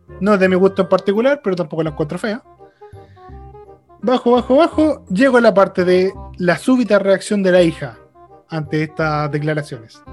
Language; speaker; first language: Spanish; native; Spanish